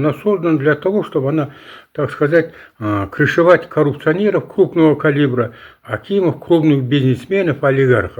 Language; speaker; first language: Russian; non-native, local second language; Kazakh